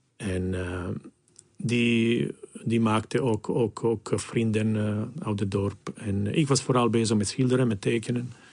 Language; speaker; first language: Dutch; non-native, fluent; Bosnian